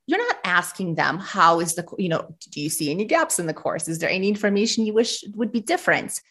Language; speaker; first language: English; early bilingual, other home language; Russian